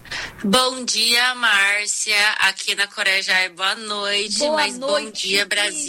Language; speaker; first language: Portuguese; early bilingual, other home language; Korean